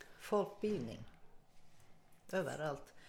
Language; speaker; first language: Swedish; non-native, learner; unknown